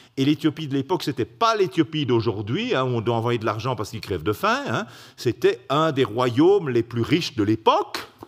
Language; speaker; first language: French; native; French